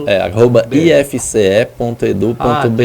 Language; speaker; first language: Portuguese; native; Portuguese